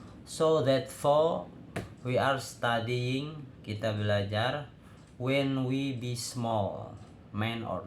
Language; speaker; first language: English; non-native, learner; Indonesian